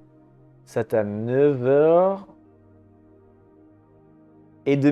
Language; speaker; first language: French; non-native, learner; English